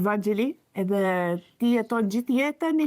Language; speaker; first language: Albanian; non-native, learner; English